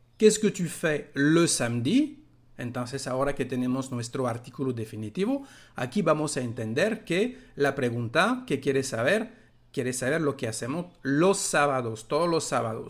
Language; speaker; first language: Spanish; non-native, fluent; French